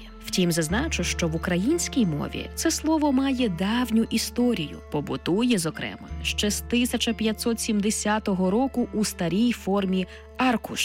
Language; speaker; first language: Ukrainian; native; Ukrainian